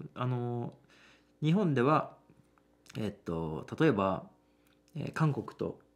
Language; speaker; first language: Japanese; native; Japanese